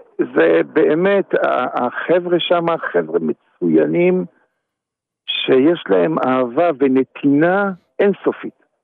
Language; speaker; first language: Hebrew; native; Hebrew